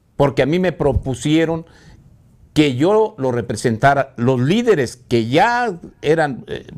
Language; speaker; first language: Spanish; native; Spanish